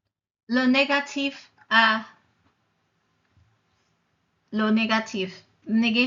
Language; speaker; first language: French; non-native, fluent; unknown